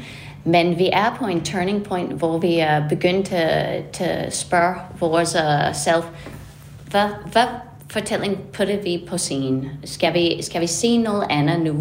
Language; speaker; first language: Danish; non-native, fluent; English